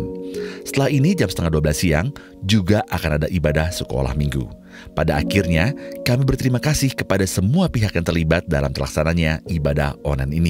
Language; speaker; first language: Indonesian; native; Indonesian